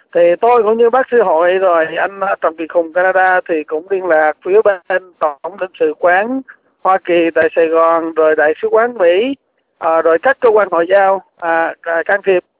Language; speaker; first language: Vietnamese; native; Vietnamese